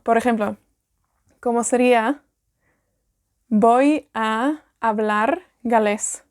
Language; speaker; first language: Spanish; non-native, fluent; Welsh